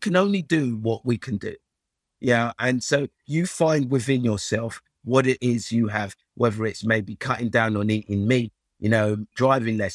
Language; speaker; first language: English; early bilingual, other home language; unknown